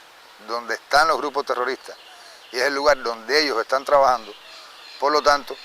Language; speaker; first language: Spanish; native; Spanish